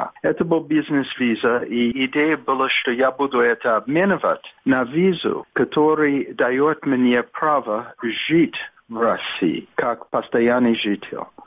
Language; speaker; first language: Russian; non-native, fluent; English